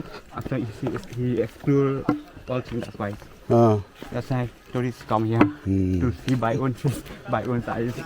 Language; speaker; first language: English; non-native, local second language; Khasi